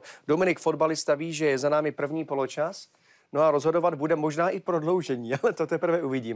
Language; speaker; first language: Czech; native; Czech